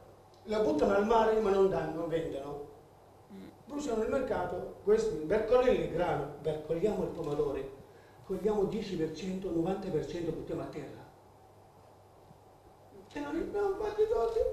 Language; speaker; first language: Italian; non-native, learner; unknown